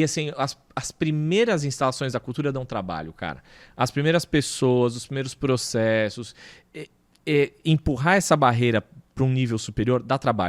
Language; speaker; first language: Portuguese; native; Portuguese